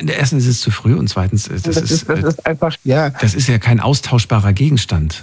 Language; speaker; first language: German; native; German